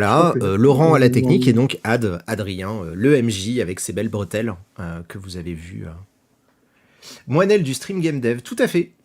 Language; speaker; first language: French; native; French